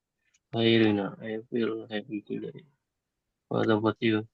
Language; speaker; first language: English; non-native, learner; Indonesian